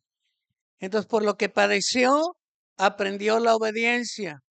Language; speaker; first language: Spanish; native; Spanish